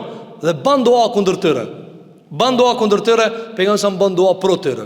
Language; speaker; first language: Albanian; native; Albanian